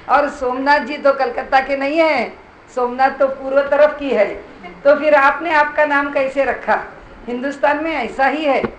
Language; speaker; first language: Hindi; non-native, local second language; Marathi